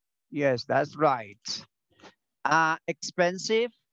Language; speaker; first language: English; non-native, fluent; Spanish